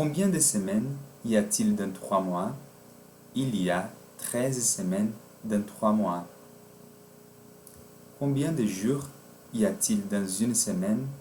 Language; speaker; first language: French; non-native, fluent; Portuguese